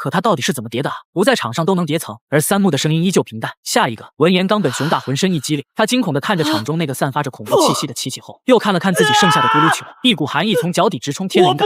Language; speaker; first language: Chinese; native; Chinese